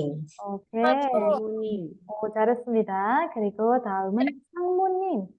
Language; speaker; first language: Korean; non-native, fluent; Indonesian